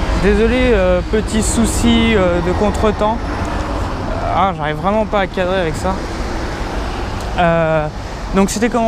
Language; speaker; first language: French; native; French